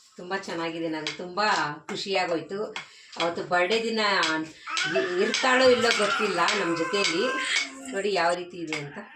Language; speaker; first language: Kannada; non-native, local second language; Marathi